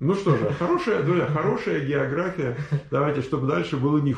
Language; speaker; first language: Russian; native; Russian